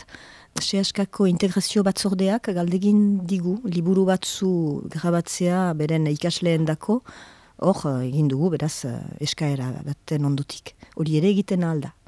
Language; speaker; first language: Basque; native; Basque